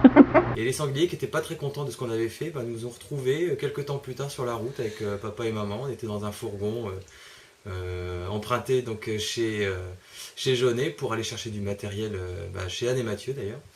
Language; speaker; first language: French; native; French